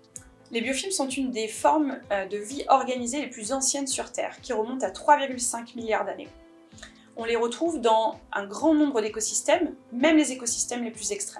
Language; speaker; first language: French; native; French